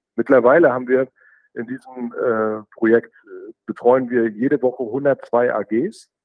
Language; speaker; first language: German; native; German